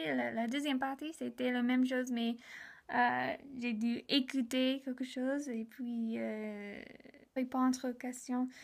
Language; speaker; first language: French; non-native, learner; English